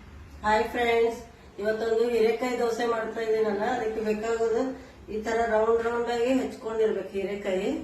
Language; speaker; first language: Kannada; native; Kannada